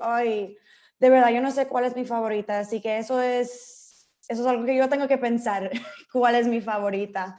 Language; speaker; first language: Spanish; early bilingual, heritage; Spanish